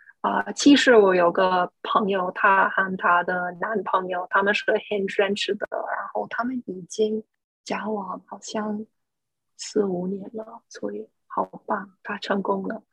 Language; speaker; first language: Chinese; non-native, fluent; English